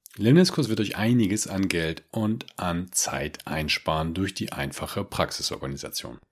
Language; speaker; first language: German; native; German